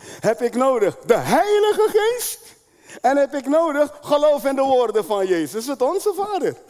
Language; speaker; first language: Dutch; non-native, fluent; Spanish